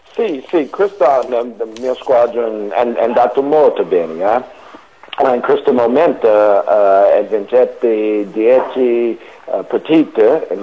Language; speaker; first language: Italian; non-native, learner; English